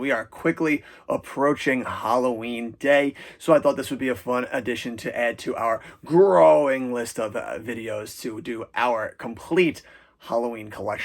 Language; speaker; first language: English; native; English